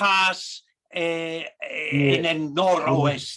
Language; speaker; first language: Spanish; non-native, fluent; English